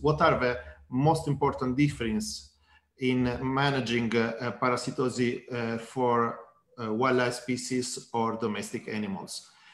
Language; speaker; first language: English; non-native, fluent; Italian